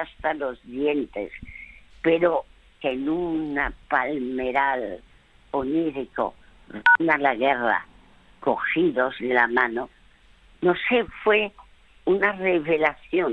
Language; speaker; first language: Spanish; early bilingual, other home language; French